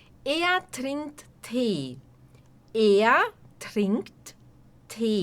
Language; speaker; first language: German; non-native, fluent; Portuguese